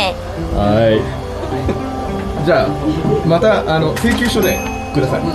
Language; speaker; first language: Japanese; native; Japanese